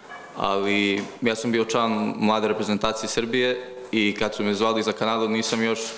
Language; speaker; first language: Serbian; early bilingual, heritage; Croatian